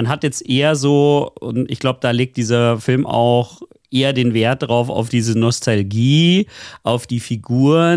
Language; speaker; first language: German; native; German